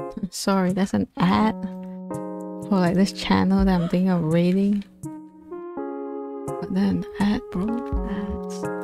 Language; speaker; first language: English; native; English